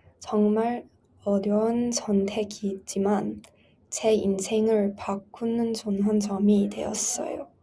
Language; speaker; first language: Korean; non-native, learner; English